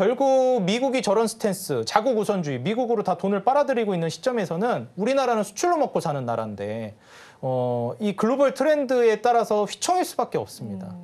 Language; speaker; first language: Korean; native; Korean